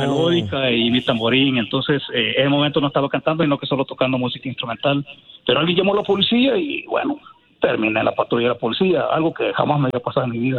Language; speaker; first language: Spanish; native; Spanish